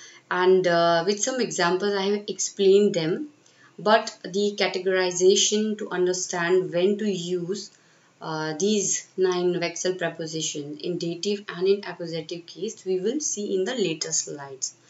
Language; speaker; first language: English; non-native, local second language; Hindi